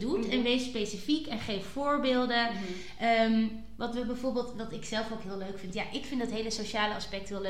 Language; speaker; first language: Dutch; native; Dutch